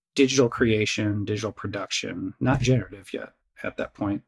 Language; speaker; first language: English; native; English